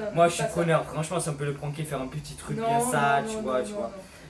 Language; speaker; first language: French; native; French